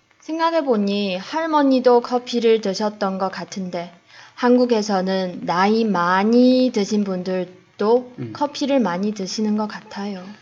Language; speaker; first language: Korean; non-native, fluent; Chinese